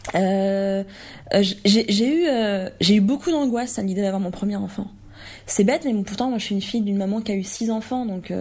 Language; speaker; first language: French; native; French